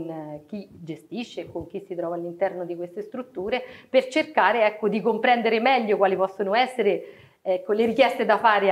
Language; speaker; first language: Italian; native; Italian